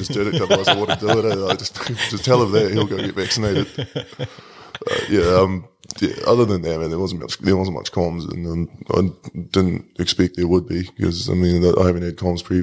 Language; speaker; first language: English; native; English